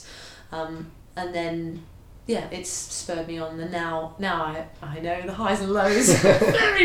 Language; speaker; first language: English; native; English